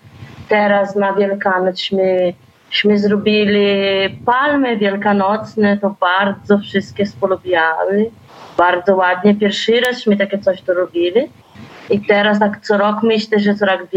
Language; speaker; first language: Polish; early bilingual, heritage; Polish